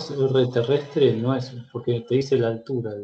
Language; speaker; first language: Spanish; native; Spanish